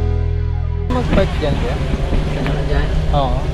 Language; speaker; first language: Filipino; native; Filipino